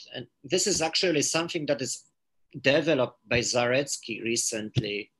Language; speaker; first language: English; non-native, fluent; Polish